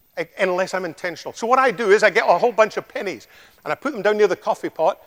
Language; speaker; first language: English; native; English